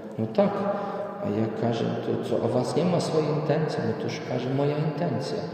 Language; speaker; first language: Polish; non-native, local second language; Ukrainian